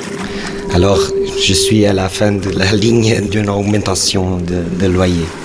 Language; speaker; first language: French; non-native, fluent; Portuguese